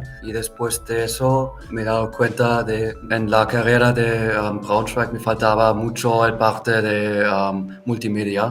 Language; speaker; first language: Spanish; non-native, fluent; German